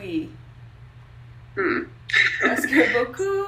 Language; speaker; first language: French; non-native, learner; English